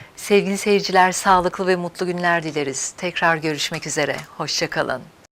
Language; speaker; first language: Turkish; native; Turkish